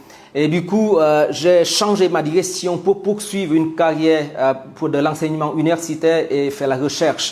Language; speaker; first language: French; non-native, fluent; Vietnamese